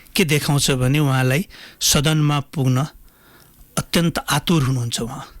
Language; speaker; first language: Nepali; non-native, local second language; Maithili